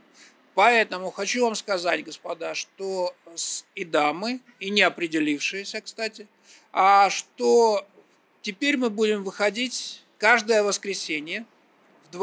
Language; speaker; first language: Russian; native; Russian